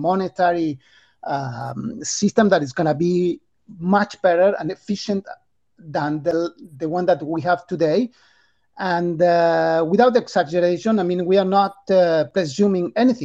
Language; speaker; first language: English; non-native, fluent; Spanish